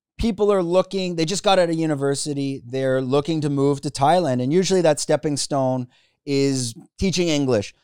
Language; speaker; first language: English; native; English